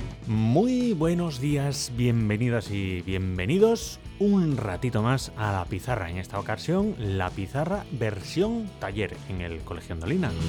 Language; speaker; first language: Spanish; native; Spanish